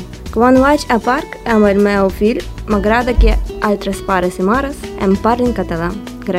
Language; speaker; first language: Catalan; non-native, learner; Ukrainian